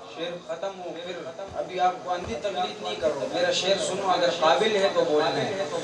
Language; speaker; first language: Urdu; non-native, local second language; Pashto